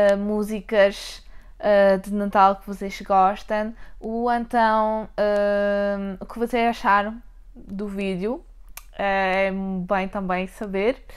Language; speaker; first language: Portuguese; early bilingual, heritage; Portuguese